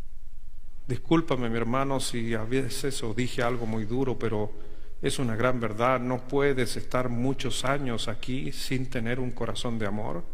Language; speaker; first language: Spanish; native; Spanish